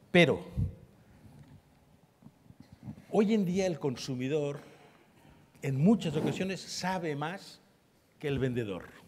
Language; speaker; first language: Spanish; native; Spanish